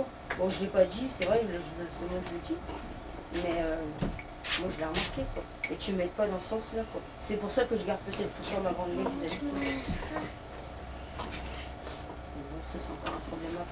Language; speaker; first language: French; native; French